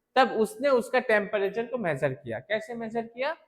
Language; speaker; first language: Hindi; non-native, local second language; Bangla